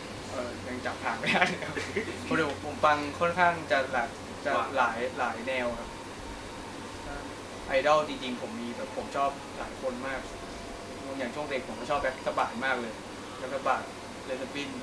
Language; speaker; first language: Thai; native; Thai